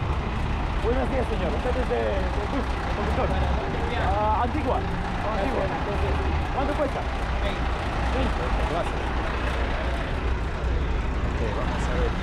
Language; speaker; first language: Spanish; non-native, fluent; Russian